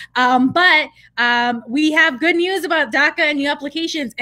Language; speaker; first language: English; early bilingual, other home language; Spanish